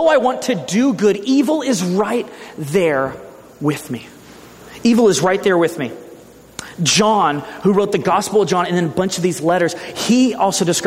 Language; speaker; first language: English; native; English